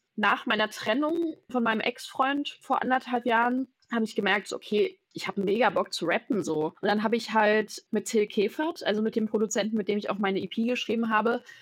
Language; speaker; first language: German; native; German